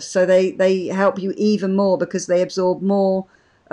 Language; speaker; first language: English; native; English